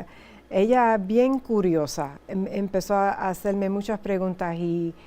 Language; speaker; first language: Spanish; early bilingual, heritage; Spanish